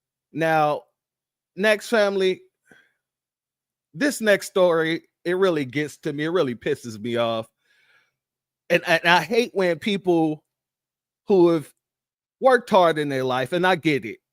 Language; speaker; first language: English; native; English